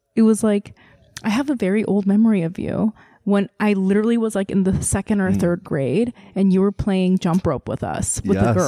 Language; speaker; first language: English; early bilingual, other home language; Korean